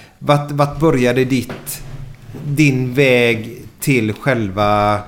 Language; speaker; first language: Swedish; native; Swedish